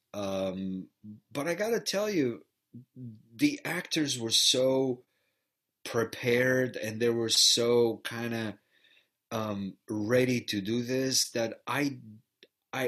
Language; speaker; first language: English; non-native, fluent; Bulgarian